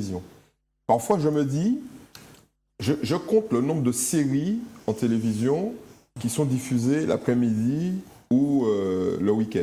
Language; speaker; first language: French; native; French